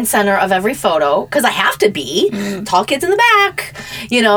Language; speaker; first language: English; native; English